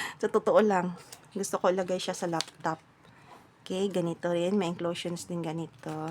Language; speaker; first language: Filipino; native; Filipino